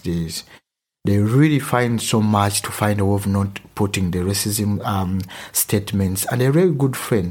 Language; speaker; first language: English; non-native, local second language; Ganda